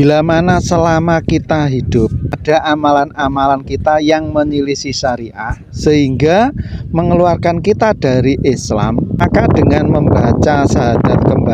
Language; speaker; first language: Indonesian; native; Indonesian